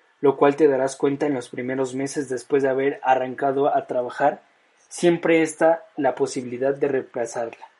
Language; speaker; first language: Spanish; native; Spanish